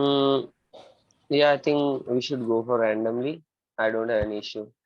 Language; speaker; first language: English; non-native, local second language; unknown